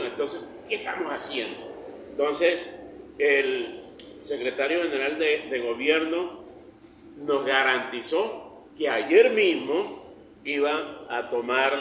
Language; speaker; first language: Spanish; native; Spanish